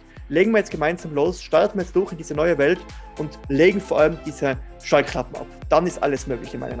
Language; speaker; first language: German; native; German